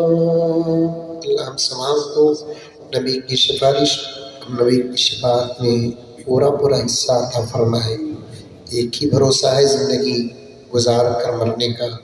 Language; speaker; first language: Urdu; native; Urdu